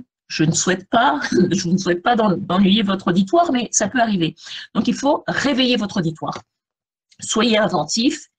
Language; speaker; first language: French; native; French